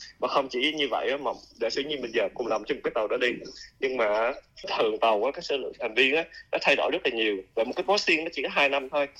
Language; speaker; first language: Vietnamese; native; Vietnamese